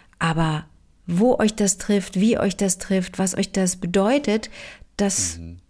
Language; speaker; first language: German; native; German